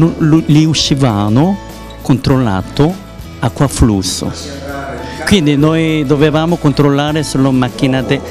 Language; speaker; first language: Italian; non-native, learner; Korean